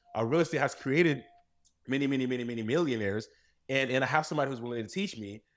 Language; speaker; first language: English; native; English